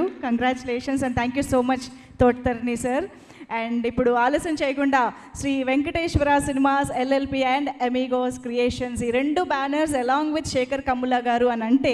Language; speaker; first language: Telugu; native; Telugu